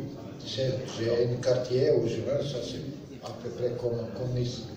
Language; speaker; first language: French; non-native, learner; Serbian